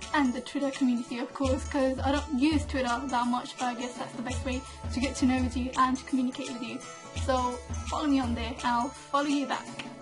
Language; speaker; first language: English; non-native, fluent; Danish